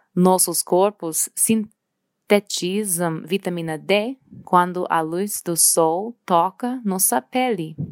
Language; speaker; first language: Portuguese; non-native, fluent; English